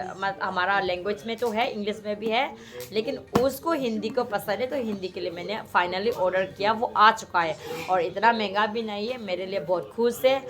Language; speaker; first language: Hindi; non-native, local second language; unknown